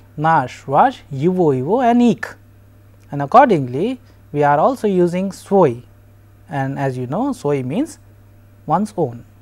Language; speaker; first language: English; non-native, local second language; Hindi